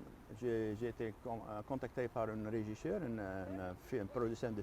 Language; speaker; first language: French; non-native, fluent; Dutch